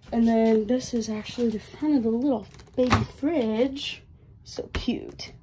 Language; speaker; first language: English; native; English